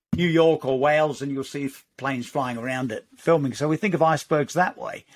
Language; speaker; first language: English; native; English